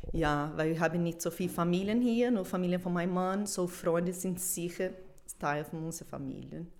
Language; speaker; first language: German; non-native, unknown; Portuguese